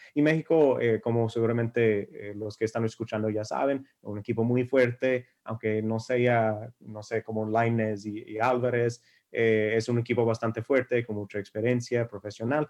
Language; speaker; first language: Spanish; non-native, fluent; English